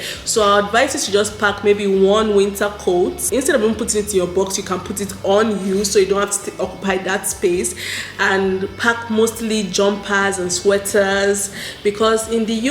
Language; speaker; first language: English; non-native, local second language; Yoruba